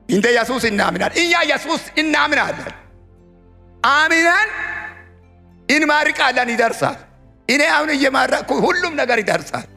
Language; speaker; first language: Amharic; non-native, local second language; Hadiyya